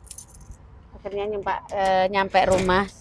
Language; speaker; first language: Indonesian; native; Indonesian